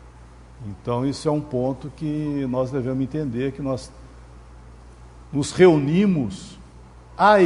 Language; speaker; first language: Portuguese; native; Portuguese